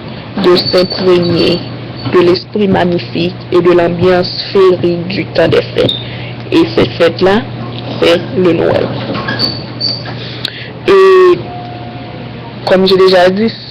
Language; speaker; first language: French; non-native, learner; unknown